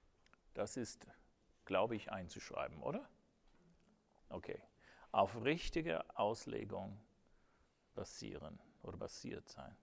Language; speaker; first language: German; non-native, fluent; English